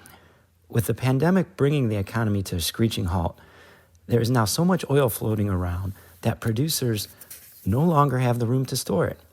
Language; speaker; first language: English; native; English